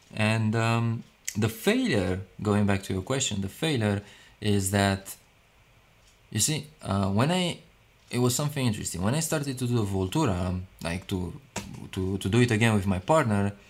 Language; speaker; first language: English; non-native, fluent; Romanian